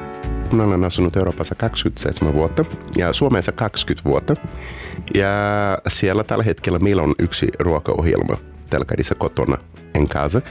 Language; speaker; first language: Finnish; non-native, learner; Portuguese